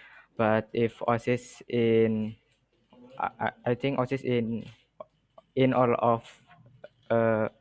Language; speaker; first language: English; non-native, learner; Indonesian